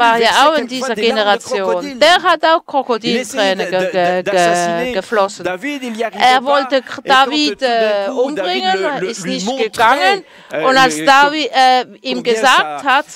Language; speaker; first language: German; non-native, fluent; French